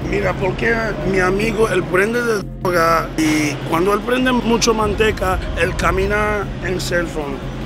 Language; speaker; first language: Spanish; non-native, learner; English